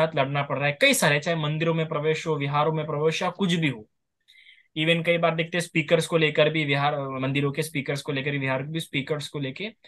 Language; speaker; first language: Hindi; non-native, local second language; Marathi